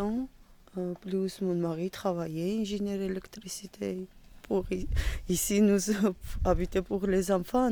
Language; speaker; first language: French; non-native, learner; Georgian